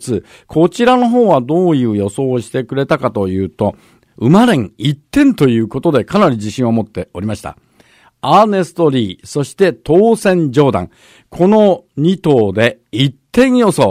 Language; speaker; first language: Japanese; native; Japanese